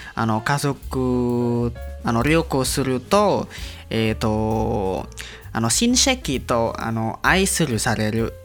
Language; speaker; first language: Japanese; non-native, learner; Indonesian